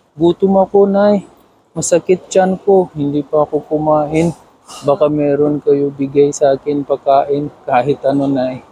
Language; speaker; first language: Filipino; non-native, learner; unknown